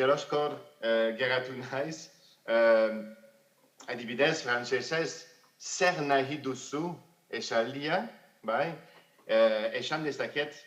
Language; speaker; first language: Basque; non-native, fluent; French